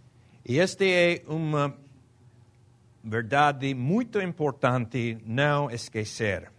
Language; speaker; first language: Portuguese; non-native, fluent; Spanish